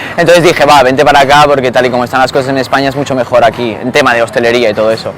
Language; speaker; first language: Spanish; native; Spanish